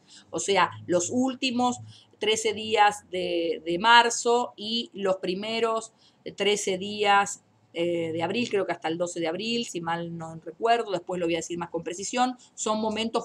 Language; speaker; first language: Spanish; native; Spanish